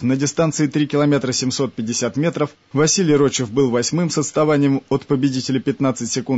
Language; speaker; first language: Russian; native; Russian